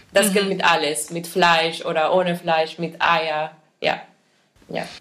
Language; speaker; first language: German; non-native, fluent; Spanish